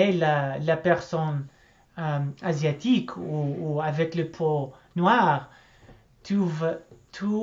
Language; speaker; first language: French; non-native, learner; English